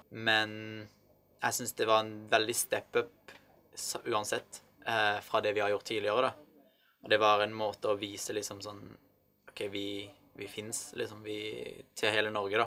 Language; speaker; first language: Norwegian; early bilingual, other home language; Arabic